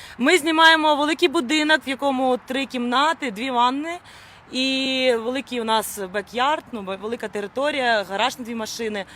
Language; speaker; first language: Ukrainian; native; Ukrainian